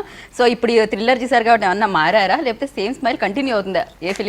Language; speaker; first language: Telugu; native; Telugu